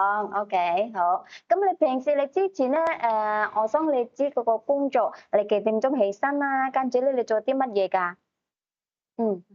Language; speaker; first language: Cantonese; native; Cantonese